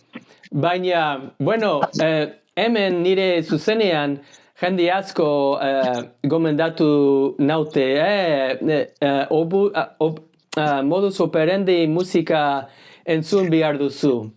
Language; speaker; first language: Basque; non-native, learner; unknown